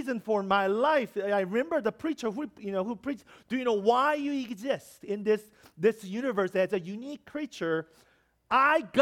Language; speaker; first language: English; non-native, learner; Korean